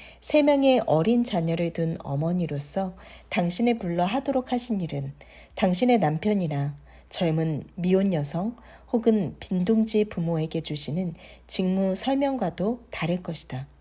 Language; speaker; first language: Korean; native; Korean